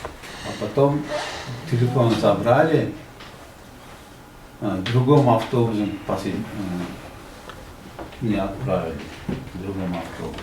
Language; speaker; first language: Russian; non-native, learner; Uzbek